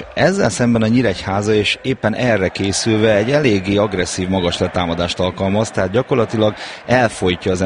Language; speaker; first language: Hungarian; native; Hungarian